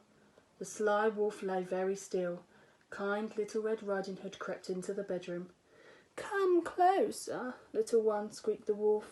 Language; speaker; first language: English; native; English